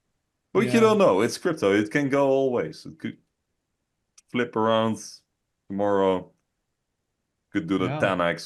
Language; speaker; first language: English; non-native, fluent; Dutch